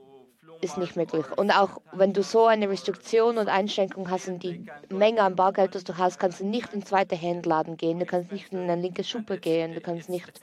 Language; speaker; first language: German; non-native, learner; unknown